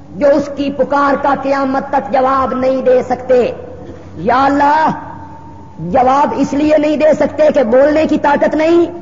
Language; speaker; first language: Urdu; non-native, local second language; Punjabi